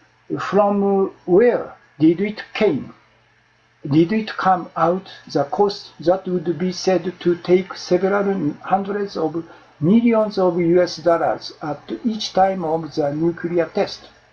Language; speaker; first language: English; non-native, learner; Japanese